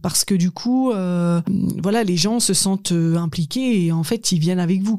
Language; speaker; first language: French; native; French